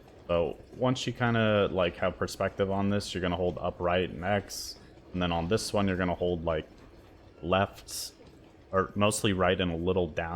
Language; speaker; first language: English; native; English